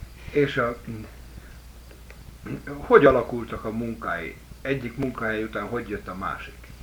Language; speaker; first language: Hungarian; native; Hungarian